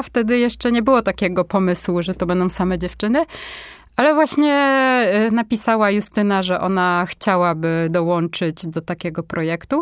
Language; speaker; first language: Polish; native; Polish